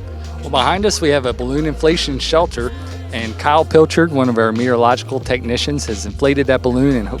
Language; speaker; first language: English; native; English